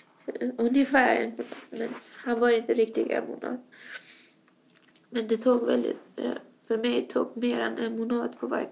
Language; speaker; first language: Swedish; non-native, fluent; Persian